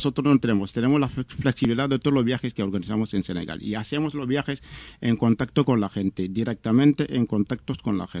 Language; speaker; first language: Spanish; non-native, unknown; Wolof